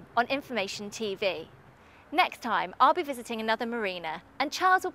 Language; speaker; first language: English; native; English